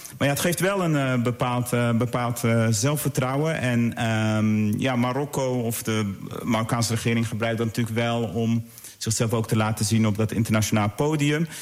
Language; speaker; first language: Dutch; early bilingual, other home language; Arabic